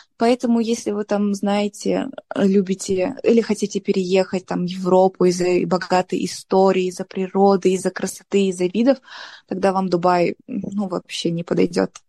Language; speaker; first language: Russian; non-native, local second language; Tajik